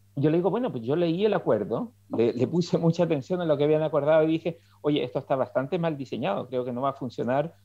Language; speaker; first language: Spanish; native; Spanish